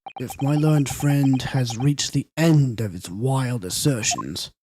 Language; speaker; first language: English; native; English